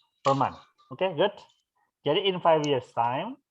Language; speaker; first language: English; non-native, fluent; Indonesian